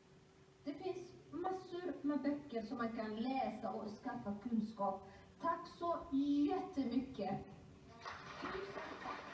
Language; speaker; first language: Swedish; non-native, fluent; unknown